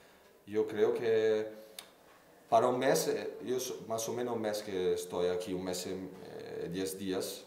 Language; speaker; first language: Spanish; non-native, fluent; Italian